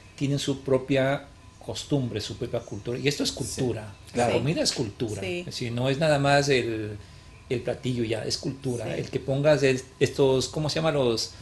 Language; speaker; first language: Spanish; native; Spanish